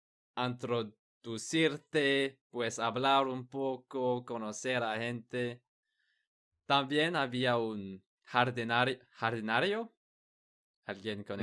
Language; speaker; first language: Spanish; non-native, learner; English